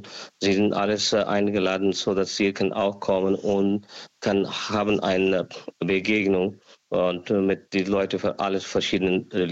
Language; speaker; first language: German; non-native, learner; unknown